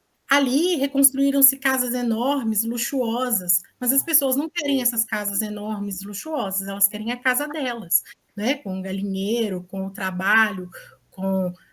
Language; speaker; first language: Portuguese; native; Portuguese